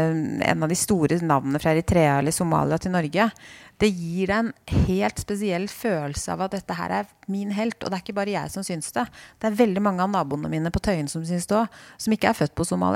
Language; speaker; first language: Norwegian; native; Norwegian